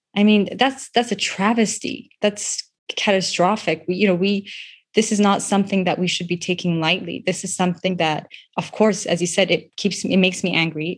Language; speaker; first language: English; non-native, local second language; Persian